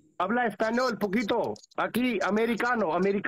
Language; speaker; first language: Spanish; non-native, learner; Hindi